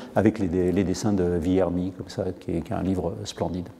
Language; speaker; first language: French; native; French